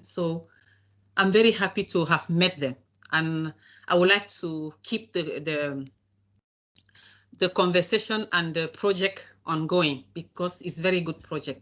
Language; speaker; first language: English; non-native, learner; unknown